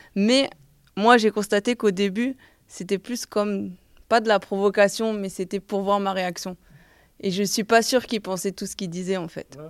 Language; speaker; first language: French; native; French